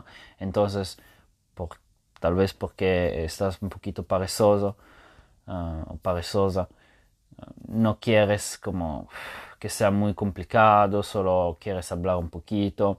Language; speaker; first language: Spanish; non-native, fluent; Italian